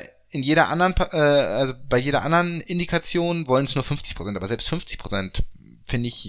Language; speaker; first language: German; native; German